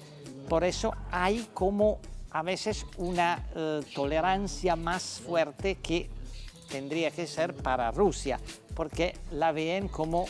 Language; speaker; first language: Spanish; non-native, fluent; Italian